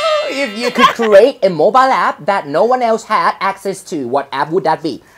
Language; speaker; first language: English; non-native, fluent; Thai